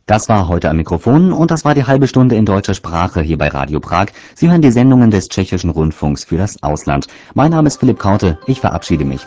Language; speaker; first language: German; native; German